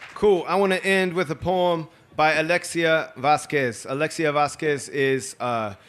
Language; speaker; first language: English; native; English